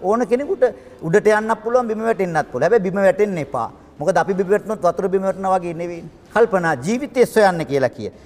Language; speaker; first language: Sinhala; native; Sinhala